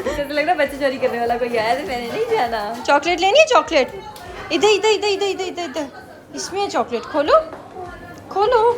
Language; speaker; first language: Urdu; non-native, local second language; Punjabi